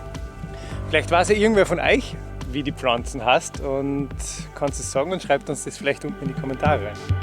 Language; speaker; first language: German; native; German